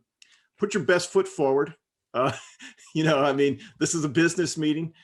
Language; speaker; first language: English; native; English